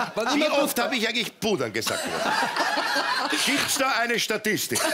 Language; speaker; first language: German; native; German